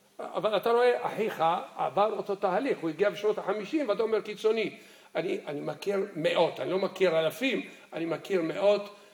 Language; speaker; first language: Hebrew; early bilingual, other home language; Arabic